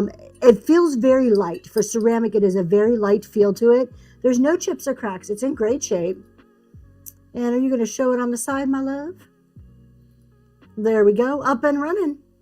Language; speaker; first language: English; native; English